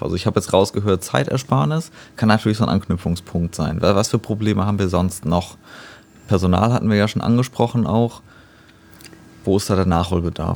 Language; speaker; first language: German; native; German